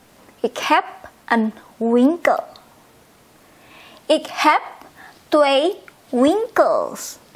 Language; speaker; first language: Dutch; non-native, fluent; Indonesian